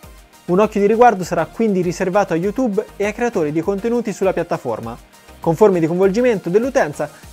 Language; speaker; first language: Italian; native; Italian